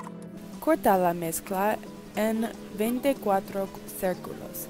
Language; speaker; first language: Spanish; non-native, learner; English